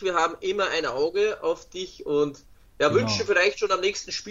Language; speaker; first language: German; native; German